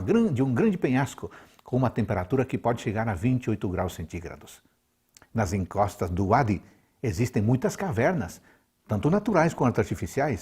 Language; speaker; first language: Portuguese; native; Portuguese